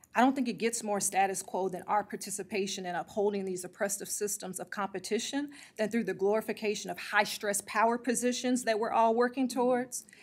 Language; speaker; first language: English; native; English